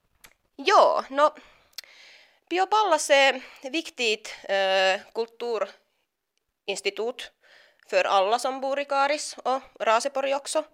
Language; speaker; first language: Swedish; non-native, local second language; Finnish